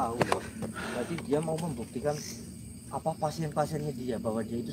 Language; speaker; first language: Indonesian; non-native, local second language; Javanese